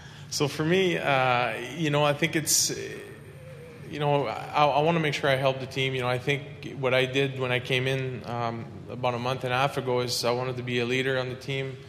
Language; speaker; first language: English; non-native, fluent; French